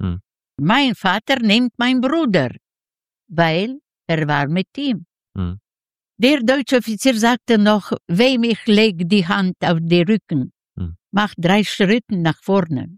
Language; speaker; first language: German; non-native, learner; Yiddish